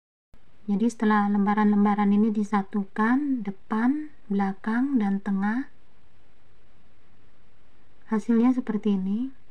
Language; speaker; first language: Indonesian; native; Indonesian